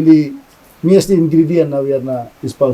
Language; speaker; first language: Russian; non-native, learner; Indonesian